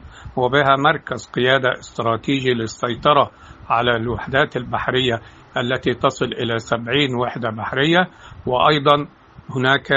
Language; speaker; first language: Arabic; native; Arabic